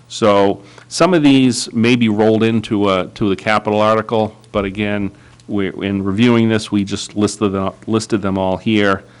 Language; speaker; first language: English; native; English